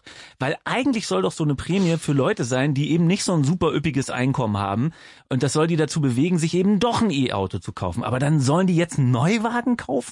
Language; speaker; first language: German; native; German